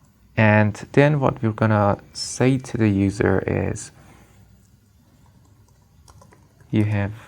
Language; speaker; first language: English; non-native, fluent; Persian